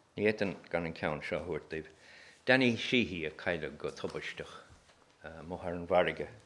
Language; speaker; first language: Irish; native; Irish